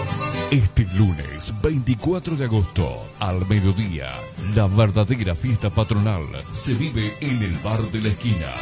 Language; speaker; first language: Spanish; native; Spanish